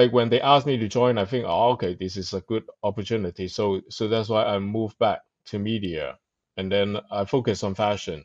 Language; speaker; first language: English; non-native, local second language; Cantonese